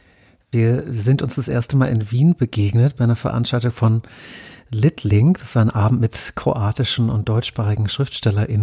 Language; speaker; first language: German; native; German